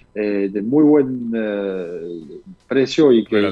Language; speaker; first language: Spanish; non-native, fluent; French